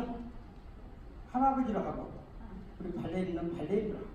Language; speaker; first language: Korean; native; Korean